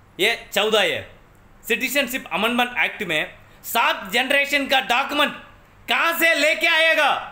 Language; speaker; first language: Hindi; non-native, local second language; Tamil